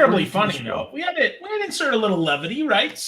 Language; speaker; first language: English; native; English